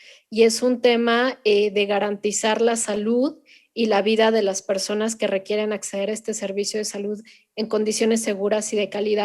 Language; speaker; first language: Spanish; native; Spanish